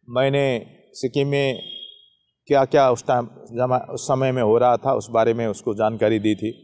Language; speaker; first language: Hindi; non-native, local second language; Nepali